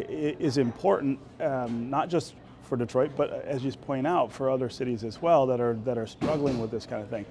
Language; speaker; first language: English; native; English